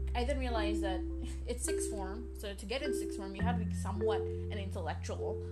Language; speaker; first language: English; early bilingual, other home language; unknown